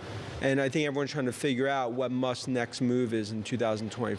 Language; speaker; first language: English; native; English